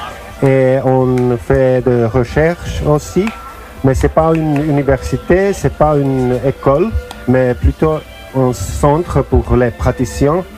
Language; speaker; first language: French; non-native, learner; Finnish